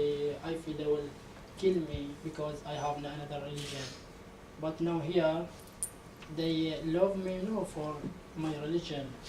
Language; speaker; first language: English; non-native, learner; Arabic